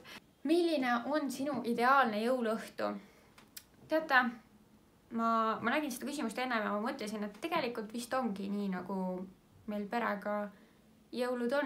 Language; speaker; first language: Estonian; native; Estonian